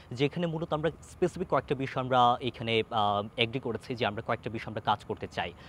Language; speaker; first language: Bangla; non-native, local second language; Chakma